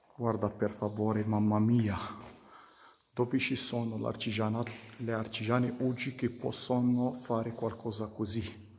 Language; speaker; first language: Italian; non-native, learner; Arabic